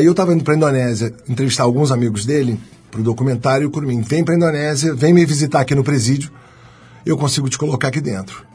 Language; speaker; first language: Portuguese; native; Portuguese